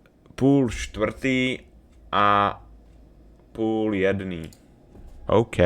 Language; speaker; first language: Czech; native; Czech